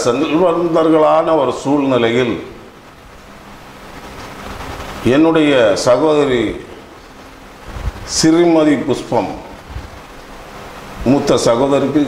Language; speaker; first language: Tamil; native; Tamil